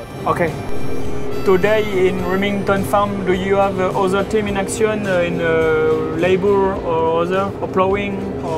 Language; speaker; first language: English; non-native, learner; French